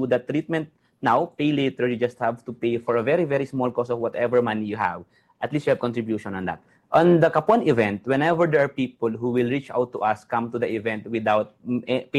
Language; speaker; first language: English; non-native, local second language; Filipino